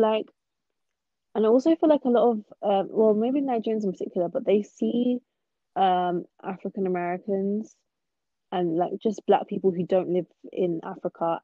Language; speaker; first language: English; native; English